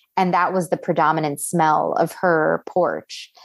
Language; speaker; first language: English; early bilingual, other home language; Italian